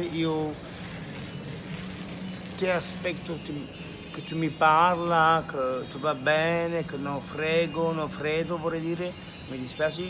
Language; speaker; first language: Italian; non-native, learner; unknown